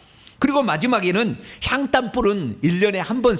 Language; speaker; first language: Korean; native; Korean